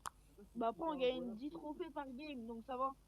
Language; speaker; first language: French; native; French